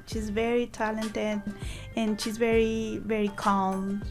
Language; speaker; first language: English; non-native, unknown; Spanish